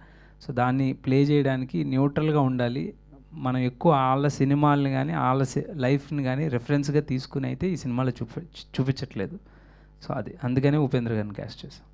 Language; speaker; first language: Telugu; native; Telugu